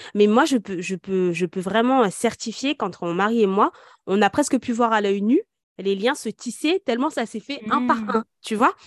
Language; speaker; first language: French; native; French